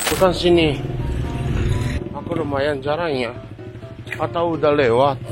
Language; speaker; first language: Indonesian; non-native, learner; Japanese